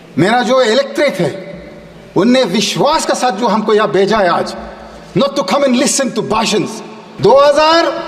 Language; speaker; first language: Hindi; non-native, local second language; Manipuri